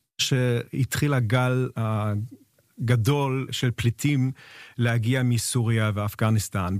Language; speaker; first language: Hebrew; non-native, fluent; German